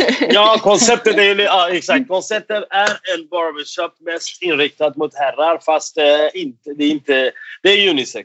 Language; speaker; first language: Swedish; non-native, fluent; Persian